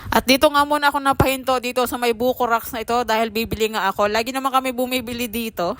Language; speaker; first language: Filipino; native; Filipino